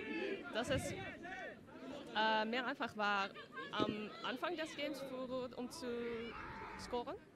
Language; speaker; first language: German; non-native, learner; Dutch